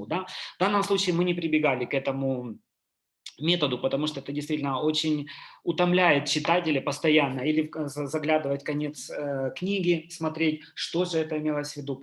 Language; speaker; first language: Russian; native; Russian